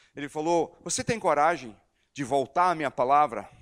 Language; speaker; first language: Portuguese; non-native, fluent; English